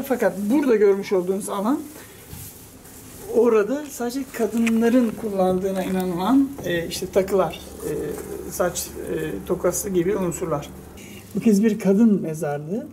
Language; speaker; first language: Turkish; native; Turkish